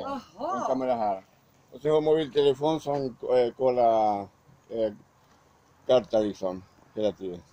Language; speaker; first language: Swedish; non-native, learner; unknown